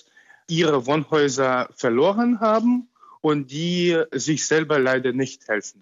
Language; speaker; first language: German; non-native, fluent; Ukrainian